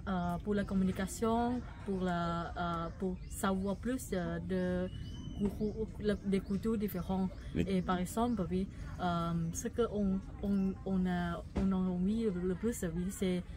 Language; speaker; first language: French; non-native, fluent; Thai